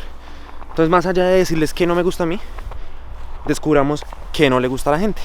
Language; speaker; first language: Spanish; native; Spanish